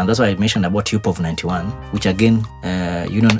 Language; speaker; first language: English; non-native, local second language; Luo (Kenya and Tanzania)